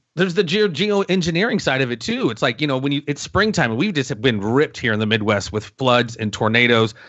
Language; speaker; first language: English; native; English